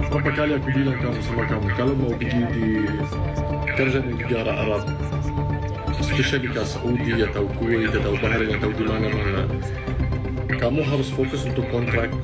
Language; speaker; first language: Indonesian; non-native, fluent; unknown